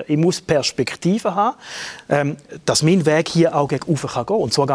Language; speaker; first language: German; native; German